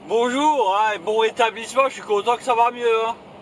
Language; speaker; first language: French; native; French